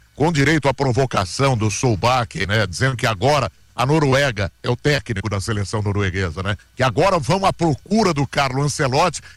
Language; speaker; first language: Portuguese; native; Portuguese